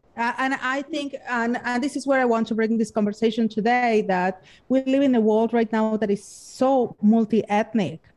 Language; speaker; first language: English; non-native, fluent; Spanish